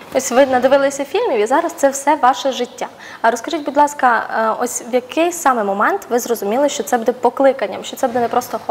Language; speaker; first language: Ukrainian; native; Ukrainian